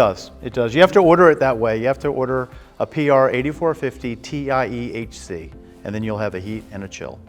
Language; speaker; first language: English; native; English